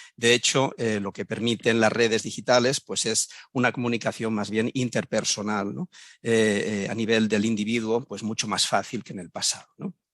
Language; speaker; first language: Spanish; native; Spanish